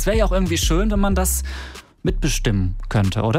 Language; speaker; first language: German; native; German